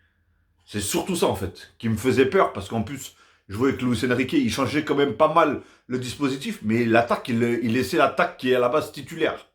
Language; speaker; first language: French; native; French